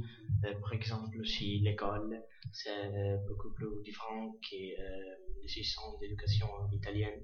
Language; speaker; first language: French; non-native, learner; Italian